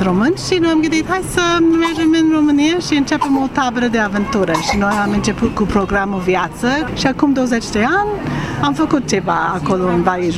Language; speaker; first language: Romanian; non-native, learner; English